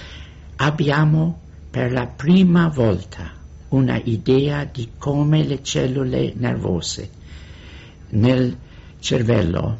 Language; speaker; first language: Italian; non-native, fluent; English